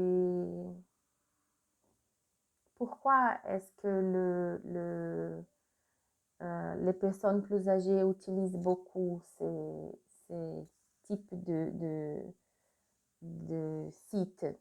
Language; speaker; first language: French; non-native, learner; Portuguese